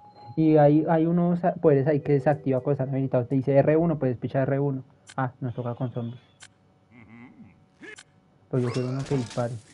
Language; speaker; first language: Spanish; native; Spanish